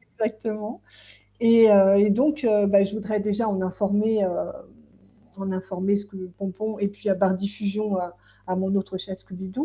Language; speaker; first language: French; native; French